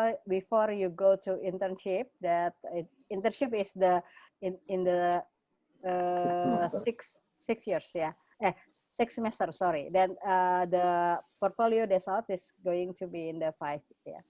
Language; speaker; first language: English; non-native, fluent; Indonesian